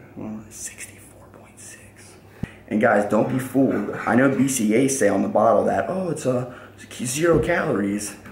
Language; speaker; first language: English; early bilingual, other home language; Russian